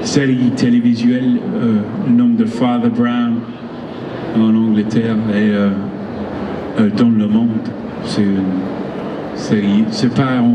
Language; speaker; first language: French; non-native, learner; English